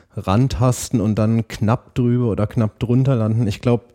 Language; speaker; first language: German; native; German